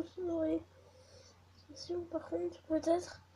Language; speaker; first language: French; native; French